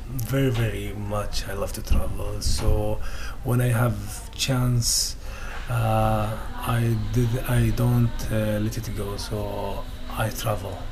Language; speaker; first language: English; non-native, learner; Arabic